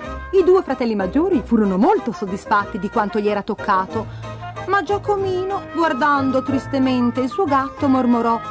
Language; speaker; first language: Italian; native; Italian